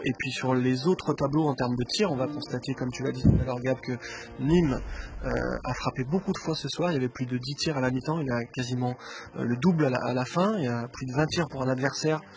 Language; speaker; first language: French; native; French